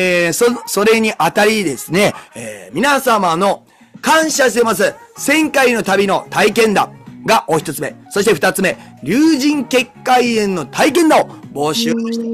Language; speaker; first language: Japanese; native; Japanese